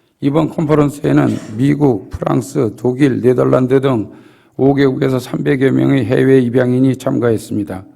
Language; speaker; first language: Korean; native; Korean